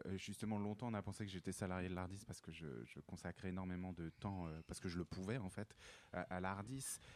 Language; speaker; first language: French; native; French